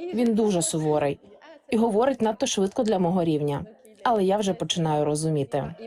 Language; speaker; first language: Ukrainian; non-native, learner; French